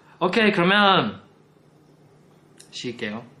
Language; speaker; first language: Korean; non-native, fluent; Chinese